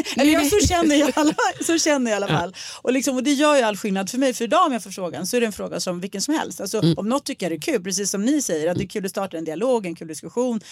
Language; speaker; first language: Swedish; early bilingual, other home language; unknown